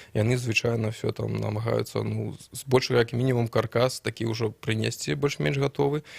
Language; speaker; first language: Belarusian; non-native, local second language; Russian